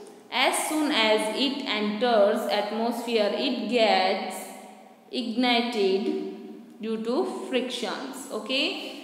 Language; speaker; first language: English; non-native, local second language; Hindi